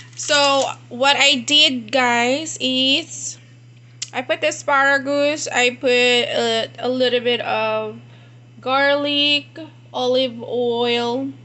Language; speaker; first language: English; non-native, local second language; Filipino